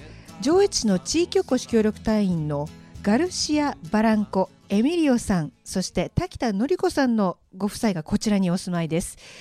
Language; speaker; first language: Japanese; native; Japanese